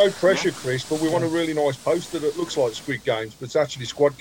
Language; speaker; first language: English; native; English